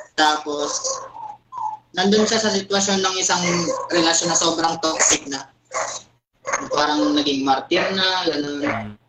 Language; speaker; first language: Filipino; native; Filipino